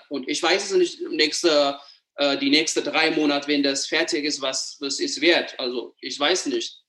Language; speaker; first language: German; non-native, fluent; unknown